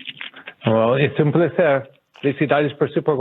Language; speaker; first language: Spanish; non-native, learner; English